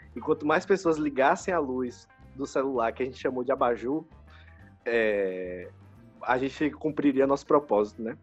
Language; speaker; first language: Portuguese; native; Portuguese